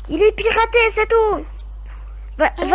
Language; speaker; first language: French; native; French